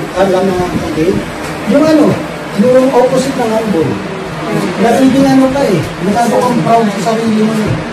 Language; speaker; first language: Filipino; non-native, local second language; Hiligaynon